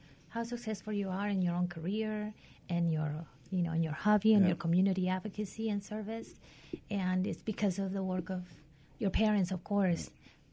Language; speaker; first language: English; non-native, fluent; Spanish